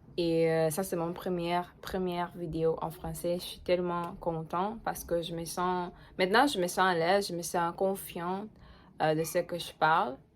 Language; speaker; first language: French; non-native, fluent; Portuguese